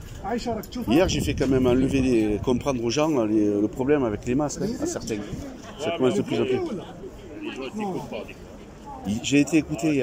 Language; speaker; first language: French; native; French